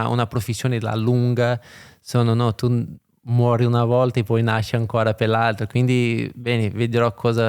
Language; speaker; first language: Italian; non-native, fluent; Portuguese